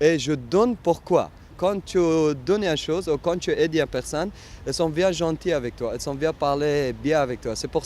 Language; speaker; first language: French; non-native, learner; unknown